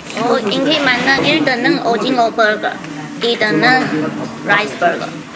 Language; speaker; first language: Korean; non-native, learner; Chinese